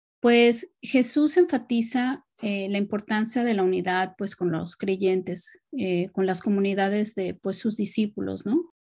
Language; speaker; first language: Spanish; native; Spanish